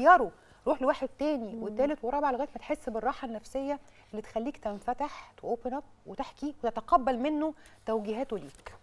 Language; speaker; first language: Arabic; native; Arabic